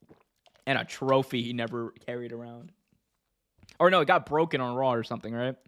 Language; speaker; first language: English; native; English